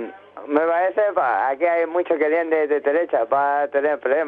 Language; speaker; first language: Spanish; non-native, learner; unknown